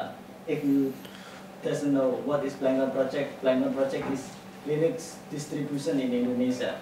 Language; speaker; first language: English; non-native, fluent; Indonesian